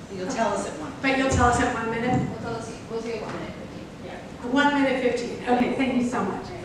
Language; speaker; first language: English; native; English